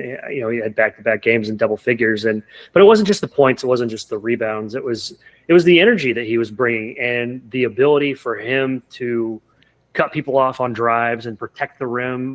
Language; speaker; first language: English; native; English